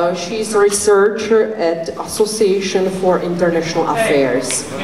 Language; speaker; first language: English; non-native, fluent; Czech